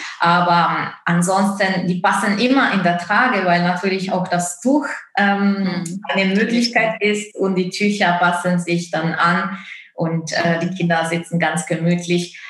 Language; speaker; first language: German; non-native, fluent; Italian